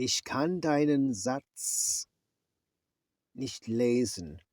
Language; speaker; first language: German; non-native, learner; English